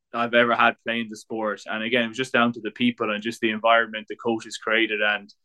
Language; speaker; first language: English; native; English